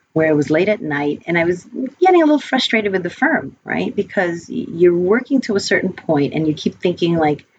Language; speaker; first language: English; native; English